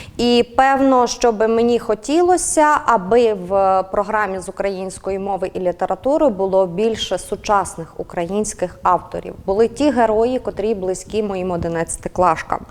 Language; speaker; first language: Ukrainian; native; Ukrainian